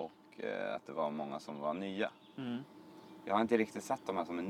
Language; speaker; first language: Swedish; native; Swedish